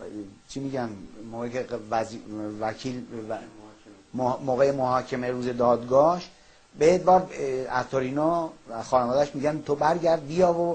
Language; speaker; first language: Persian; native; Persian